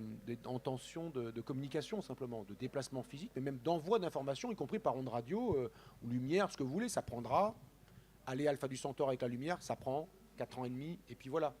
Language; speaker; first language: French; native; French